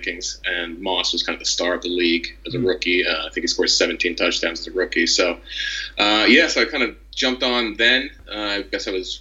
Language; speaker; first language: English; native; English